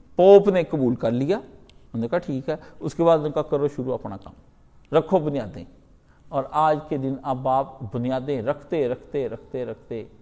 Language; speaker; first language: Urdu; non-native, local second language; Punjabi